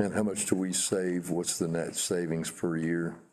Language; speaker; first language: English; native; English